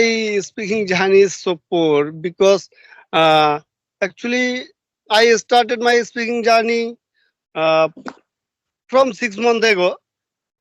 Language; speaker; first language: English; non-native, learner; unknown